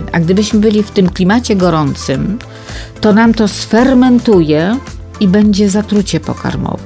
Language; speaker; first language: Polish; native; Polish